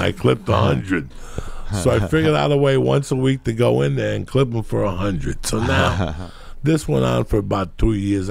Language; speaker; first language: English; native; English